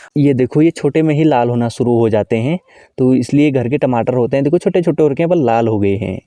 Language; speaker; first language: Hindi; non-native, local second language; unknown